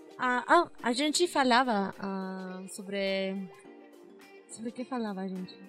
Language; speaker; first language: Portuguese; non-native, learner; Spanish